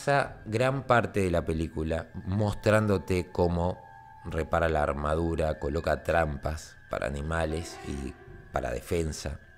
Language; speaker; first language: Spanish; native; Spanish